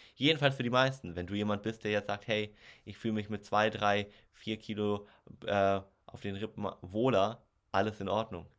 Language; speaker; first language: German; native; German